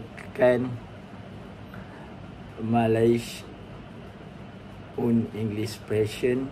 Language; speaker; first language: German; non-native, learner; Malay